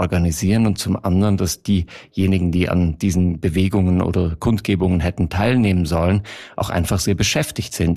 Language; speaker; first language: German; native; German